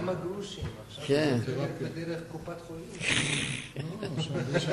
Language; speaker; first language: Hebrew; non-native, fluent; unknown